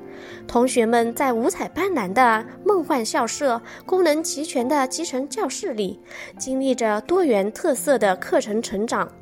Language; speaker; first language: Chinese; native; Chinese